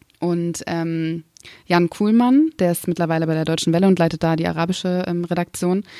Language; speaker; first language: German; early bilingual, other home language; Kurdish